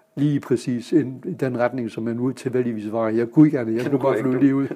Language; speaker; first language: Danish; non-native, fluent; German